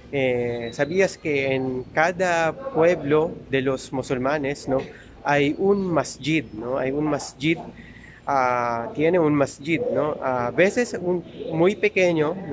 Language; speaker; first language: Spanish; non-native, learner; Filipino